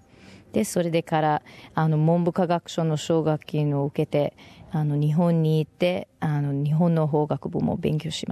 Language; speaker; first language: Japanese; non-native, fluent; English